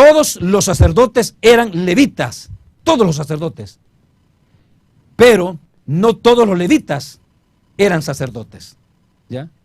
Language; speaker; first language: Spanish; native; Spanish